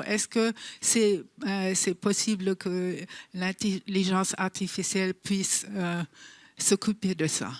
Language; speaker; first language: French; non-native, fluent; German